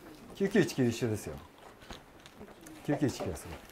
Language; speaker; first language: Japanese; native; Japanese